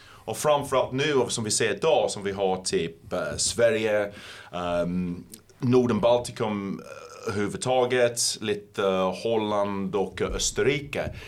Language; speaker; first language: Swedish; non-native, fluent; English